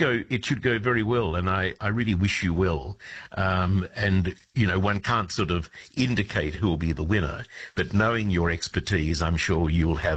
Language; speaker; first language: English; native; English